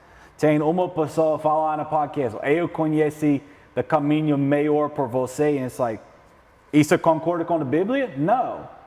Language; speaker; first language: Portuguese; non-native, learner; English